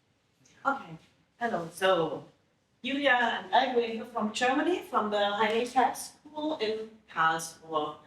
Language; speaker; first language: English; non-native, fluent; German